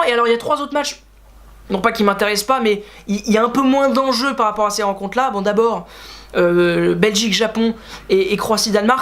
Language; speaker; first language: French; native; French